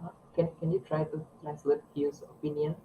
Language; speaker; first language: English; non-native, learner; Indonesian